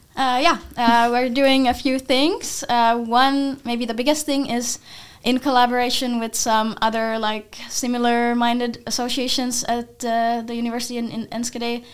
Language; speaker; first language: English; non-native, fluent; Finnish